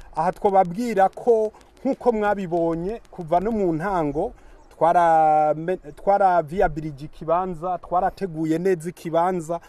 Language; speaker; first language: Rundi; native; Rundi